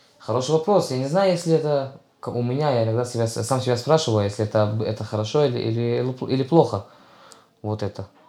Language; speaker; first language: Russian; early bilingual, heritage; Russian